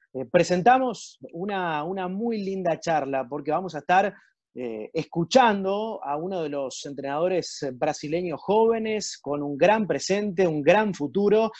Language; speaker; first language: Spanish; native; Spanish